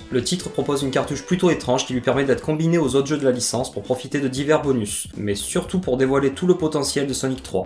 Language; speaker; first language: French; native; French